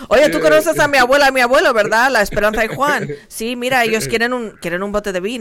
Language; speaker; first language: Spanish; early bilingual, heritage; Spanish